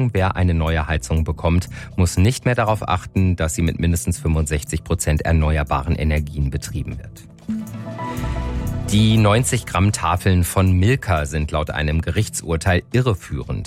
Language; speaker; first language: German; native; German